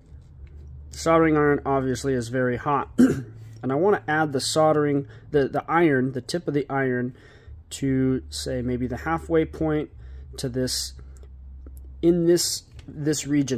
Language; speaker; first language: English; native; English